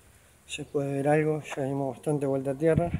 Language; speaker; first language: Spanish; native; Spanish